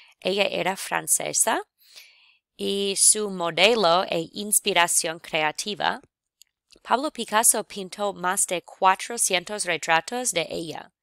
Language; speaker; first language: Spanish; non-native, fluent; English